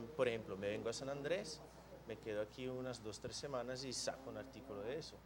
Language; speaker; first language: Spanish; non-native, fluent; Portuguese